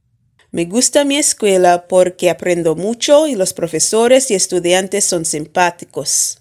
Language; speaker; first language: Spanish; non-native, fluent; English